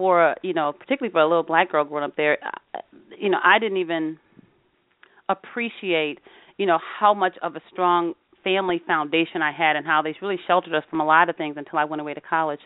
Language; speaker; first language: English; native; English